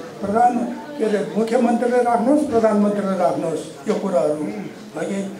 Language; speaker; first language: Nepali; non-native, local second language; Eastern Tamang